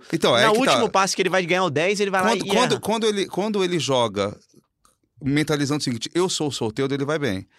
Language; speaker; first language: Portuguese; native; Portuguese